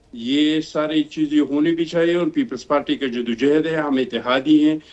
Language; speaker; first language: Urdu; non-native, local second language; Pashto